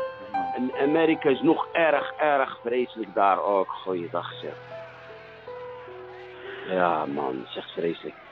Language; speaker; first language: Dutch; non-native, learner; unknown